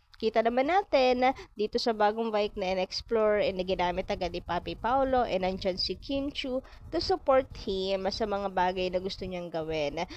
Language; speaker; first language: Filipino; non-native, local second language; Bikol